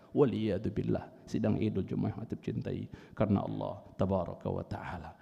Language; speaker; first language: Indonesian; non-native, local second language; Sundanese